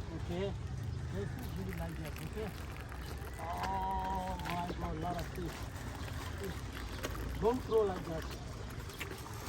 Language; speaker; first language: English; non-native, learner; Tibetan